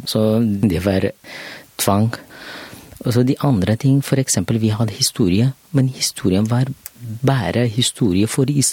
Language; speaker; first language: Norwegian; non-native, learner; Kurdish